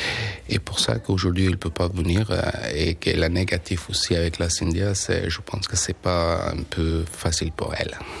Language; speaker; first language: French; non-native, learner; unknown